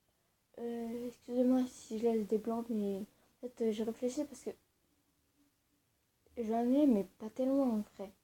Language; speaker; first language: French; early bilingual, other home language; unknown